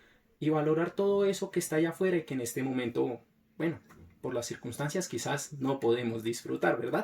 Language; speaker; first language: Spanish; native; Spanish